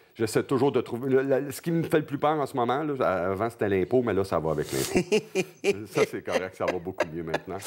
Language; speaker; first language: French; native; French